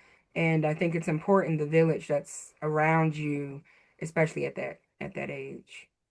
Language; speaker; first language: English; native; English